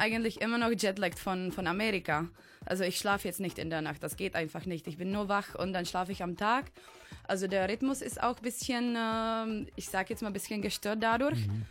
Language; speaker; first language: German; non-native, fluent; Czech